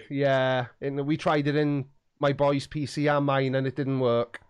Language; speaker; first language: English; native; English